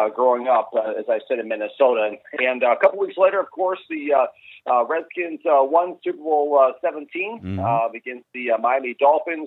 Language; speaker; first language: English; native; English